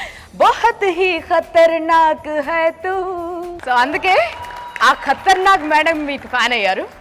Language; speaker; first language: Telugu; native; Telugu